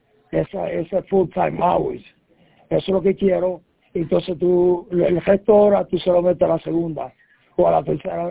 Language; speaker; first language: Spanish; native; Spanish